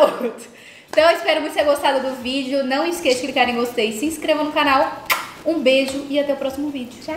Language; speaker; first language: Portuguese; native; Portuguese